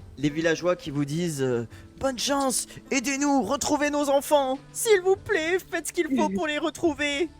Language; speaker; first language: French; native; French